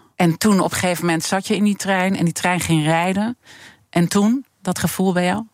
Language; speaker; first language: Dutch; native; Dutch